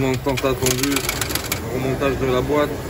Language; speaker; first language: French; native; French